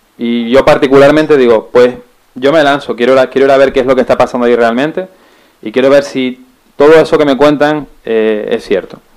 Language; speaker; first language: Spanish; native; Spanish